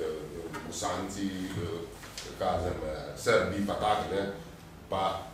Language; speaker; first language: Slovenian; non-native, fluent; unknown